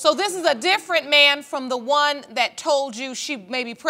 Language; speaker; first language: English; native; English